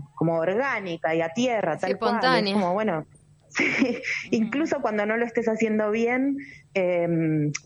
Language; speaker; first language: Spanish; native; Spanish